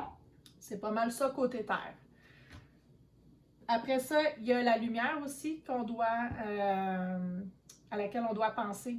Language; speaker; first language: French; native; French